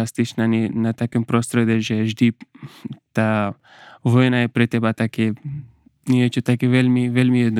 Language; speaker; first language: Slovak; non-native, learner; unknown